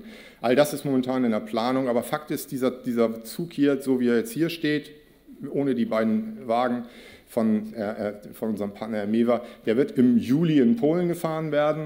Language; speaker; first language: German; native; German